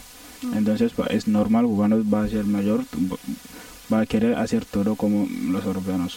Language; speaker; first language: Spanish; non-native, learner; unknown